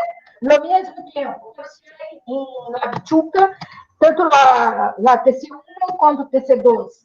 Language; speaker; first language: Spanish; non-native, learner; Portuguese